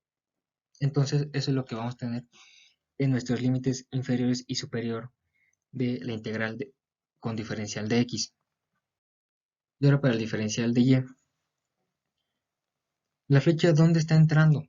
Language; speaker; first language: Spanish; native; Spanish